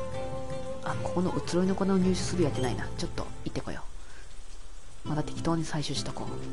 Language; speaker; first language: Japanese; native; Japanese